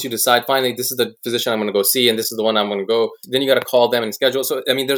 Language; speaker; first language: English; native; English